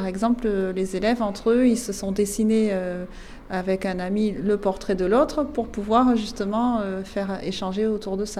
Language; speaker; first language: French; native; French